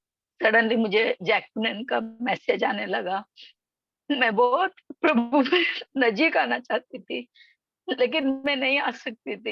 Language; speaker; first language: Hindi; non-native, local second language; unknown